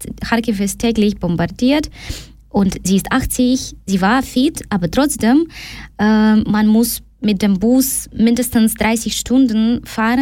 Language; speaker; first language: German; non-native, fluent; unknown